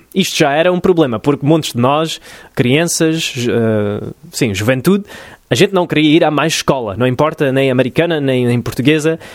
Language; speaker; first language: Portuguese; early bilingual, other home language; English